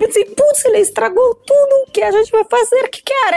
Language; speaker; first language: Portuguese; non-native, fluent; Russian